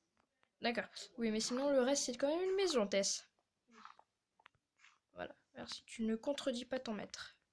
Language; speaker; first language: French; native; French